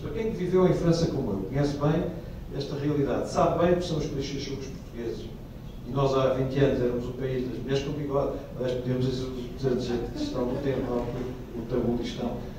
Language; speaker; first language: Portuguese; native; Portuguese